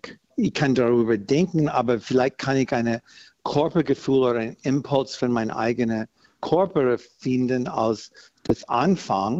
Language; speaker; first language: German; non-native, fluent; English